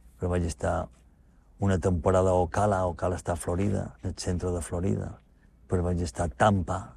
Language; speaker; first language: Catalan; native; Catalan